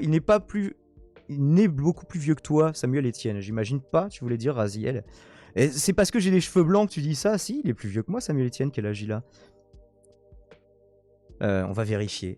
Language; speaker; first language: French; native; French